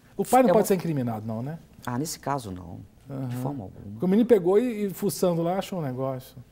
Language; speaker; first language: Portuguese; native; Portuguese